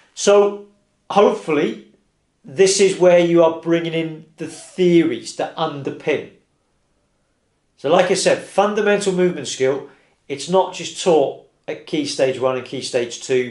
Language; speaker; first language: English; native; English